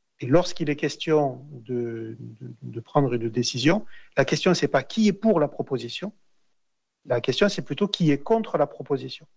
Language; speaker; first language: French; native; French